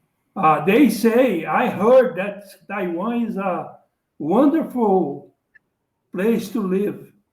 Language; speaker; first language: English; non-native, learner; Portuguese